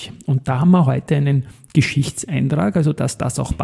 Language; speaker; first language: German; native; German